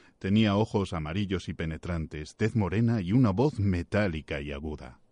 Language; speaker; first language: Spanish; native; Spanish